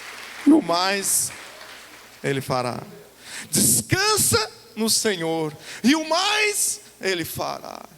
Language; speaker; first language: Portuguese; native; Portuguese